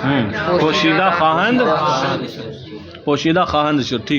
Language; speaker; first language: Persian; non-native, fluent; Urdu